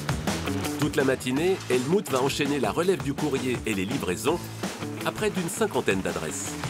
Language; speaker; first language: French; native; French